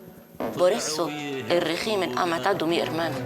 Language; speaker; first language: Spanish; non-native, learner; Arabic